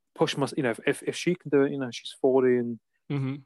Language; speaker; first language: English; native; English